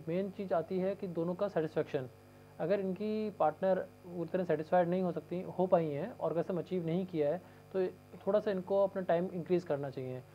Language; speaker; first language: Hindi; native; Hindi